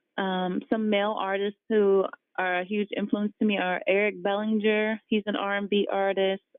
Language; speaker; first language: English; native; English